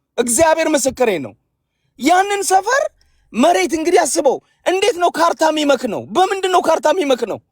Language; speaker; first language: Amharic; native; Amharic